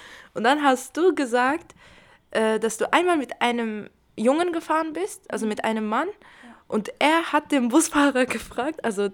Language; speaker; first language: German; early bilingual, other home language; Kurdish